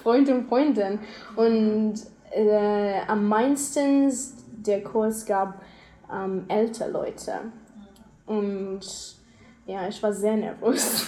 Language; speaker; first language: German; non-native, learner; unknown